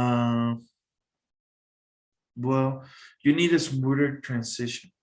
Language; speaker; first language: English; non-native, fluent; Spanish